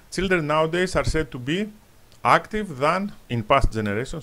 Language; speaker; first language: English; non-native, fluent; Greek